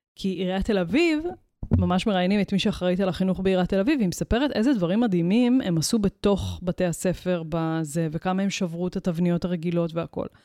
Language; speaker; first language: Hebrew; native; Hebrew